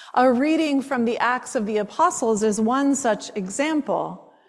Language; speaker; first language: English; native; English